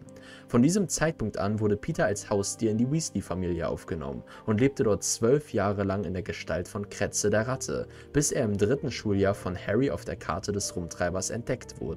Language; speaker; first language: German; native; German